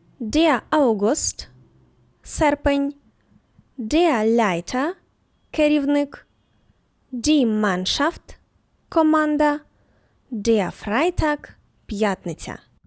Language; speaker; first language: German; non-native, fluent; Ukrainian